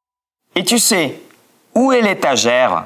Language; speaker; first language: French; non-native, fluent; Spanish